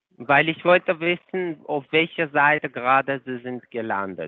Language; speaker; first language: German; non-native, fluent; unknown